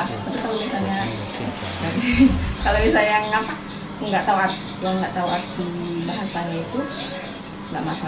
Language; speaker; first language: Indonesian; non-native, local second language; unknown